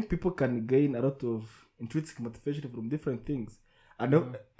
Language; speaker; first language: English; non-native, local second language; Kinyarwanda